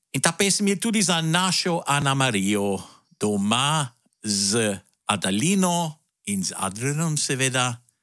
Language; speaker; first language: Slovenian; early bilingual, heritage; Slovenian